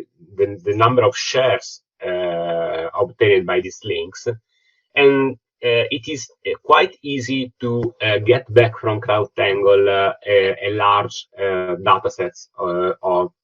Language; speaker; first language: English; non-native, fluent; Italian